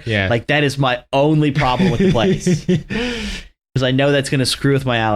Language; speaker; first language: English; native; English